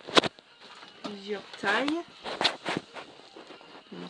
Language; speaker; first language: French; native; French